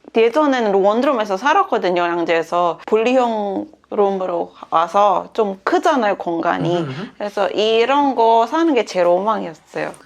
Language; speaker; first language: Korean; non-native, fluent; Indonesian